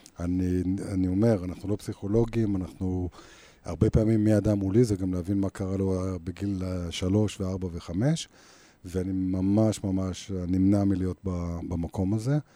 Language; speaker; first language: Hebrew; native; Hebrew